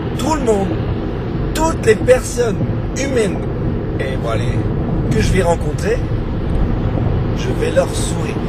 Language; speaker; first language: French; native; French